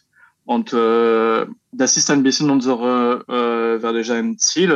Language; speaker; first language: German; non-native, fluent; French